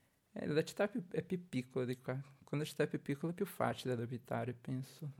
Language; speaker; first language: Italian; non-native, learner; Portuguese